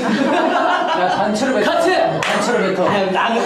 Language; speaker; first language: Korean; native; Korean